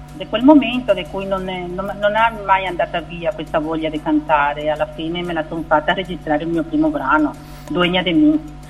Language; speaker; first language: Italian; non-native, fluent; Spanish